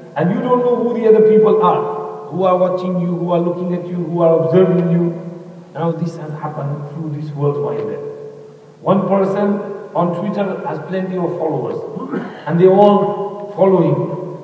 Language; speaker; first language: English; native; English